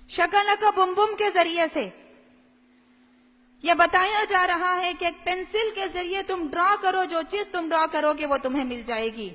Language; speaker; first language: Urdu; native; Urdu